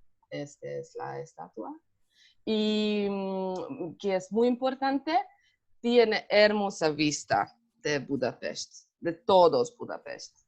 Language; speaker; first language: Spanish; non-native, learner; Hungarian